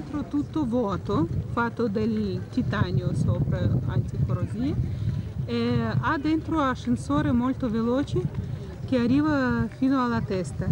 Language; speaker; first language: Italian; non-native, fluent; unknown